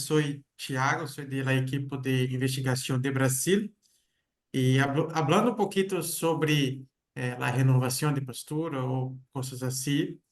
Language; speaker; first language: Spanish; non-native, fluent; Portuguese